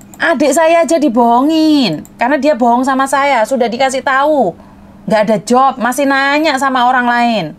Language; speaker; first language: Indonesian; non-native, local second language; Madurese